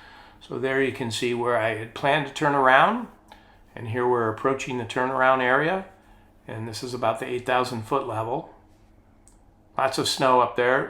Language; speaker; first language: English; native; English